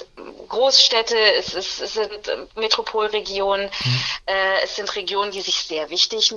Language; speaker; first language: German; native; German